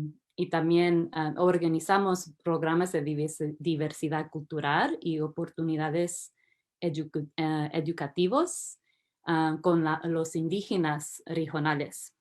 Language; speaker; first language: Spanish; early bilingual, heritage; English